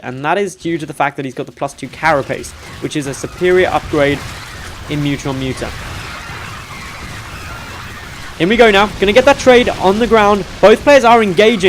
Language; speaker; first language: English; native; English